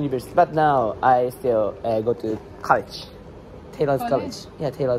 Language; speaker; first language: English; non-native, learner; Japanese